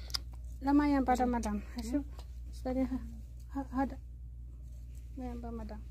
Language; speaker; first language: Arabic; non-native, learner; Filipino